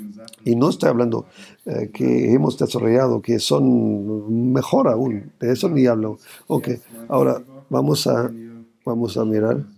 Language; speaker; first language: Spanish; non-native, fluent; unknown